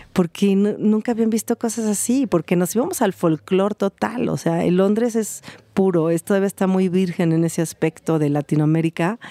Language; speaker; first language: Spanish; native; Spanish